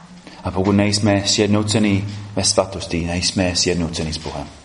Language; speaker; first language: Czech; non-native, fluent; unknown